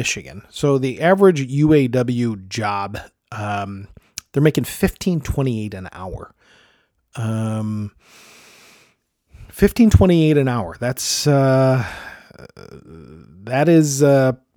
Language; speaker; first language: English; native; English